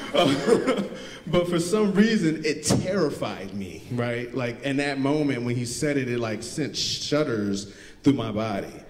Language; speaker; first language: English; native; English